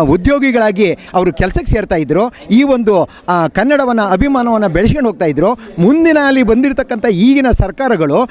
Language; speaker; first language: Kannada; native; Kannada